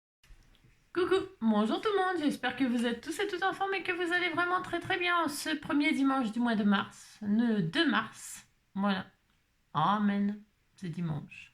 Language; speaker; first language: French; native; French